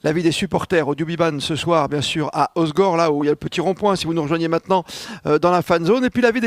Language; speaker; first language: French; native; French